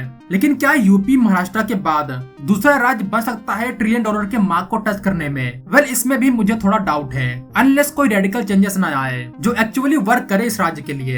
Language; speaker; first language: Hindi; native; Hindi